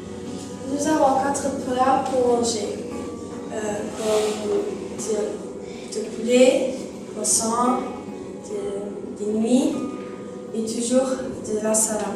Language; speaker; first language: French; non-native, local second language; Luxembourgish